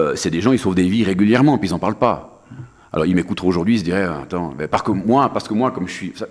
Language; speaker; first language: French; native; French